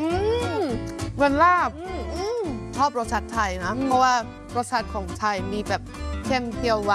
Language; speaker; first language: Thai; non-native, fluent; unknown